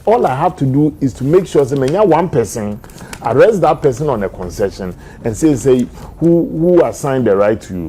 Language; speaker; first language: English; non-native, local second language; Akan